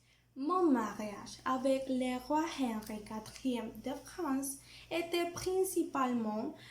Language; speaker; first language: French; non-native, learner; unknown